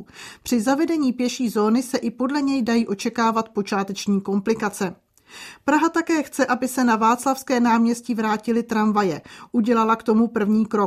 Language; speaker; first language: Czech; native; Czech